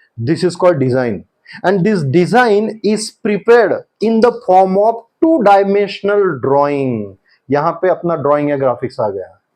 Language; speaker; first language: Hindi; non-native, local second language; Marathi